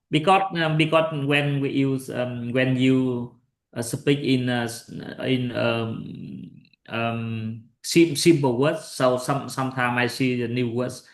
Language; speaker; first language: English; non-native, learner; Vietnamese